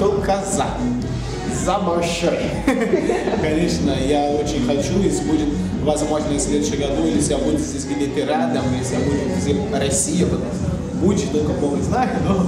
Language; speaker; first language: Russian; non-native, learner; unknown